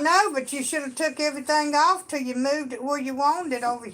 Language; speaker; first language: English; native; English